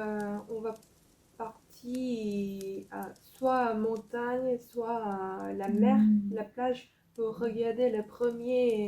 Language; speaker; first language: French; non-native, fluent; Korean